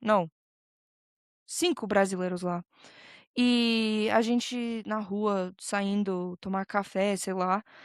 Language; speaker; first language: Portuguese; non-native, fluent; English